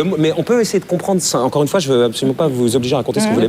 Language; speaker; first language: French; native; French